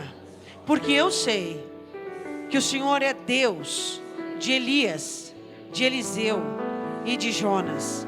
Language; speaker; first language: Portuguese; native; Portuguese